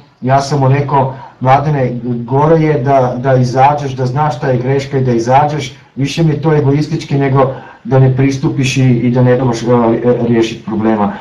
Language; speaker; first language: Serbian; native; Serbian